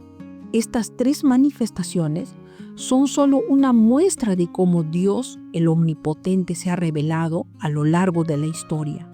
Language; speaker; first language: Spanish; native; Spanish